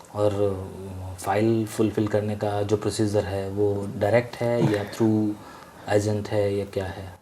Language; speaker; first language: Hindi; native; Hindi